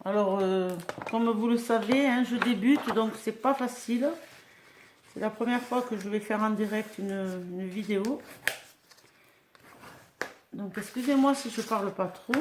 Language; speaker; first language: French; native; French